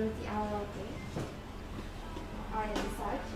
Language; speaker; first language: English; non-native, learner; Japanese